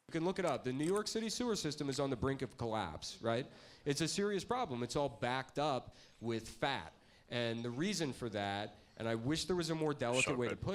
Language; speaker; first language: English; native; English